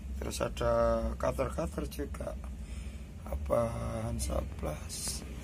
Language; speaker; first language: Indonesian; non-native, local second language; Javanese